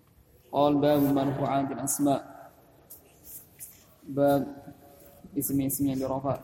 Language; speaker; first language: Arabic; non-native, fluent; Indonesian